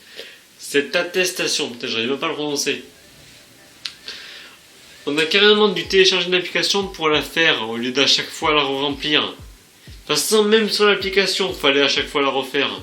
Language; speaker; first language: French; native; French